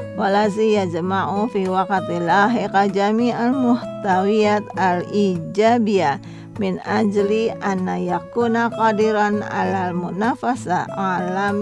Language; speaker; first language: Arabic; non-native, fluent; Indonesian